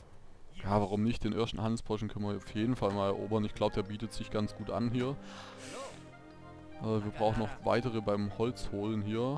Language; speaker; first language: German; native; German